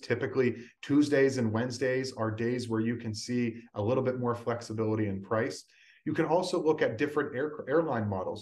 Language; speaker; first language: English; native; English